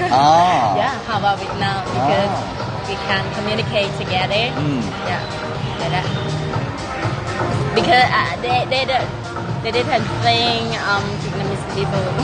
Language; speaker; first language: English; non-native, learner; Vietnamese